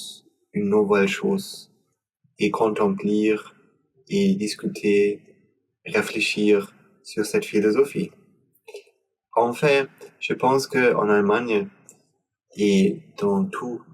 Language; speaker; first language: French; non-native, learner; German